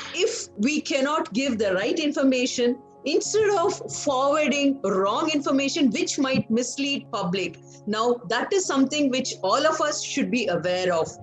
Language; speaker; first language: English; non-native, local second language; Kannada